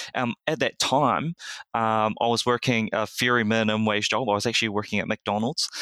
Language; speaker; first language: English; native; English